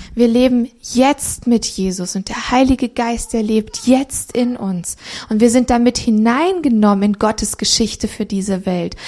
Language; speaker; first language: German; early bilingual, other home language; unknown